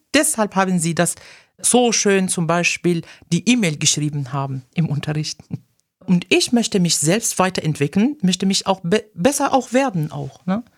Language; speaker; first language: German; non-native, fluent; Arabic